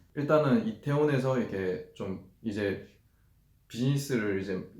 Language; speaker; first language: Korean; native; Korean